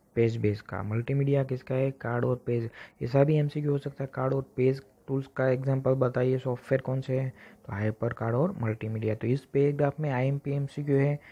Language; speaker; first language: Hindi; non-native, local second language; Gujarati